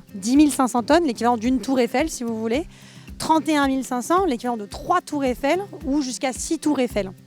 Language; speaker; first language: French; native; French